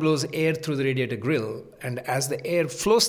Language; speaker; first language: English; non-native, local second language; Telugu